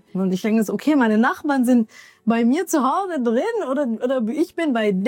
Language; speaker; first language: German; early bilingual, other home language; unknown